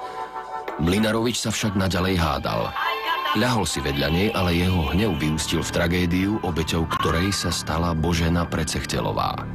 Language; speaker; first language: Slovak; native; Slovak